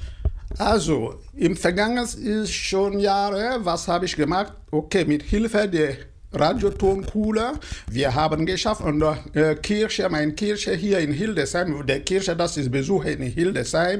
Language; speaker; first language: German; non-native, fluent; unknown